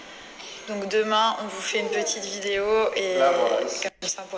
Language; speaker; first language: French; native; French